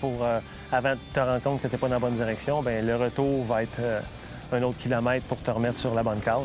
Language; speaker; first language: French; native; French